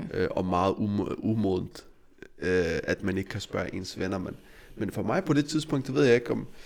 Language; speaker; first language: Danish; early bilingual, other home language; Arabic